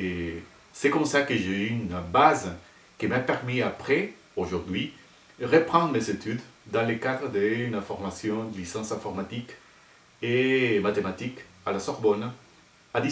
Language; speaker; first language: French; non-native, fluent; Spanish